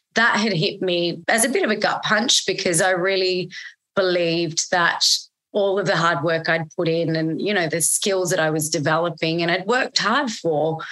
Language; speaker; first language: English; native; English